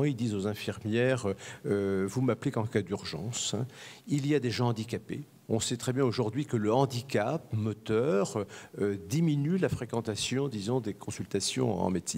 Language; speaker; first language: French; native; French